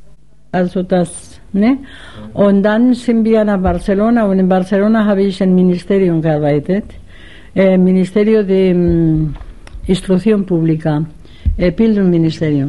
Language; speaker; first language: German; non-native, fluent; Spanish